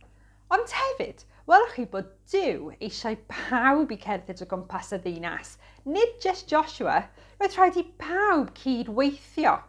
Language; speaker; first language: Welsh; non-native, local second language; English